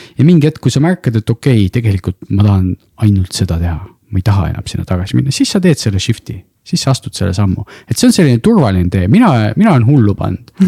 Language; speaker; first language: Estonian; non-native, local second language; Russian